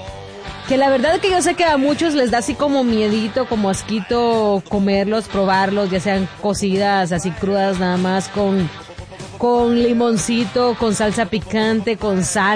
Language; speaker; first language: Spanish; native; Spanish